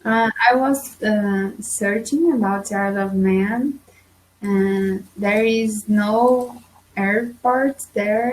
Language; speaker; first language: English; non-native, learner; Portuguese